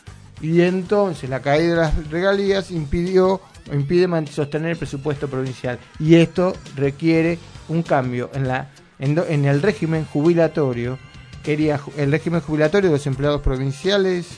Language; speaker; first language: Spanish; native; Spanish